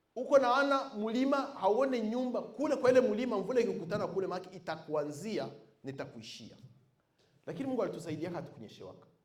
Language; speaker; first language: Swahili; non-native, local second language; Bembe